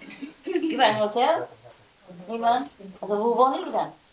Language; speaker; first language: German; non-native, learner; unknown